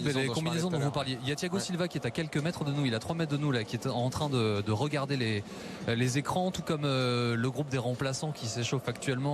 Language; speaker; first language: French; native; French